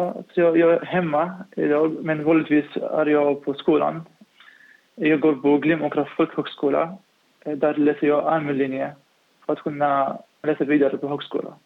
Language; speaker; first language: Swedish; non-native, fluent; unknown